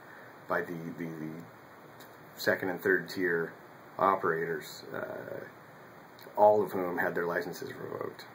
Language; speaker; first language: English; native; English